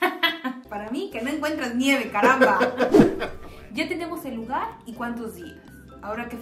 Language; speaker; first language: Spanish; native; Spanish